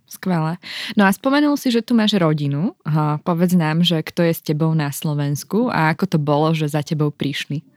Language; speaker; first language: Slovak; native; Slovak